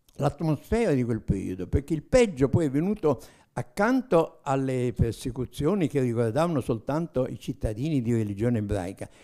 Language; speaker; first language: Italian; native; Italian